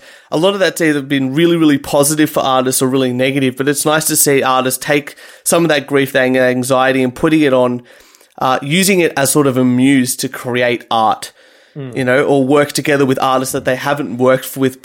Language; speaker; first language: English; native; English